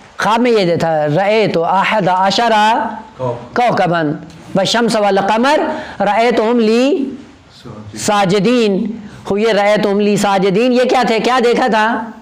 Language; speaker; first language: Urdu; non-native, local second language; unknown